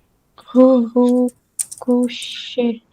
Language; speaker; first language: French; non-native, learner; Portuguese